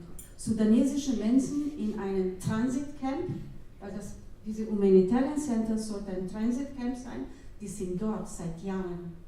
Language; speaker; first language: German; non-native, fluent; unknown